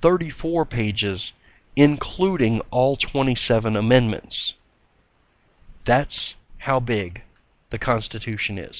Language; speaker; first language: English; native; English